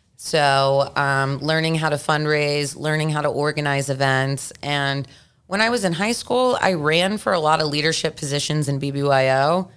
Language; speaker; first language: English; native; English